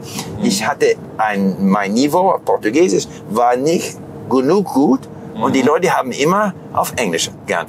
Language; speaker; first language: German; non-native, fluent; English